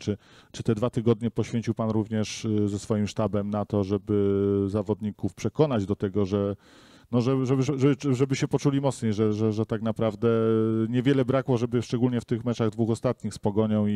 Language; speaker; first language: Polish; native; Polish